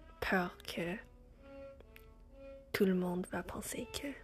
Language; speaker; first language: French; non-native, learner; English